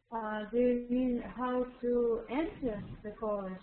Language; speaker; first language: English; non-native, learner; Russian